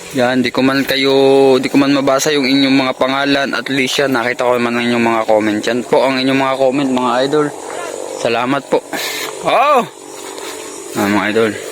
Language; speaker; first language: Filipino; native; Filipino